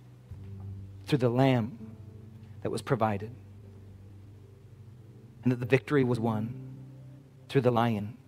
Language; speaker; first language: English; native; English